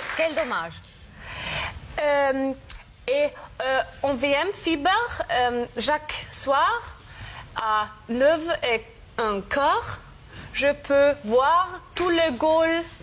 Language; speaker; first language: French; non-native, learner; German